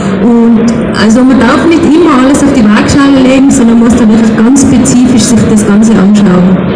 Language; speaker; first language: German; native; German